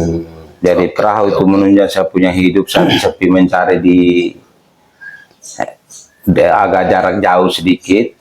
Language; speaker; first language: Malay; non-native, local second language; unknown